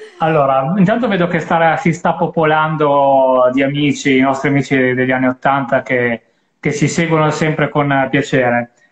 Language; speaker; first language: Italian; native; Italian